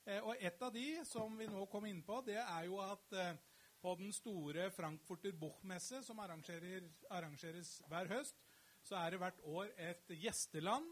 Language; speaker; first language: Norwegian; native; Norwegian